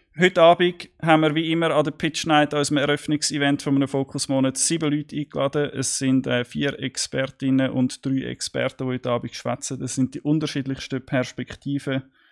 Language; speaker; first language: German; native; German